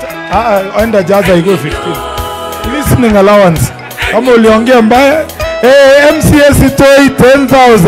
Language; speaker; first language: Swahili; non-native, local second language; Kalenjin